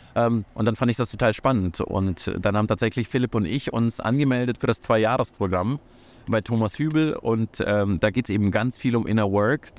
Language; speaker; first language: German; early bilingual, other home language; Russian